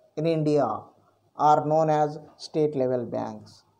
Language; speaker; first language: English; non-native, local second language; Telugu